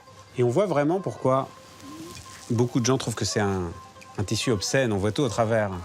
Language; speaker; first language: French; native; French